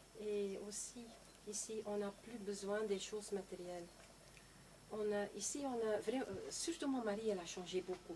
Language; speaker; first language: French; non-native, local second language; Dutch